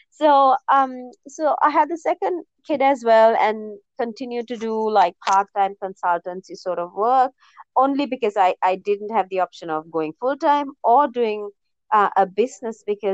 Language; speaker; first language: English; non-native, local second language; Sinhala